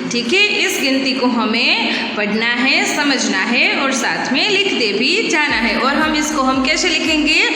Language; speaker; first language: Hindi; non-native, local second language; Gujarati